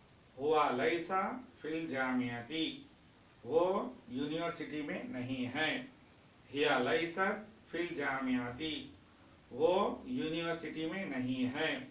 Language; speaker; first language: Hindi; non-native, fluent; Urdu